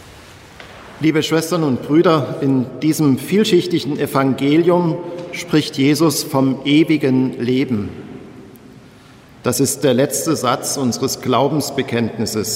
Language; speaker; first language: German; native; German